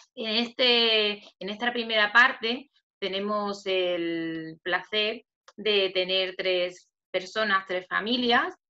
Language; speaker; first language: Spanish; native; Spanish